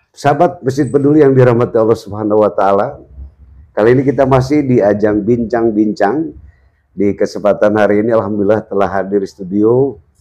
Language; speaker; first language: Indonesian; native; Indonesian